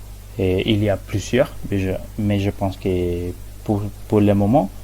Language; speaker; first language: French; non-native, learner; Spanish